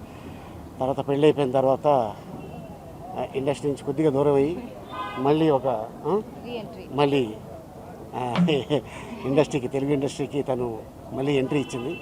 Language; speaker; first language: Telugu; native; Telugu